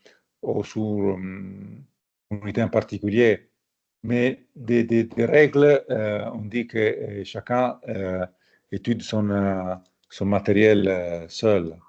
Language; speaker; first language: French; non-native, fluent; Italian